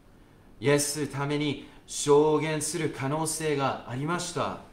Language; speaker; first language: Japanese; non-native, fluent; English